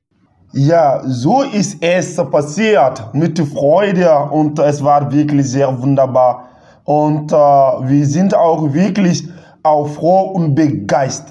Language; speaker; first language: German; non-native, learner; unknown